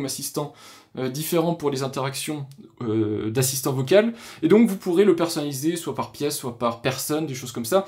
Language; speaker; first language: French; native; French